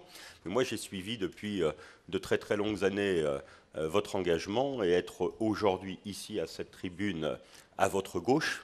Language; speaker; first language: French; native; French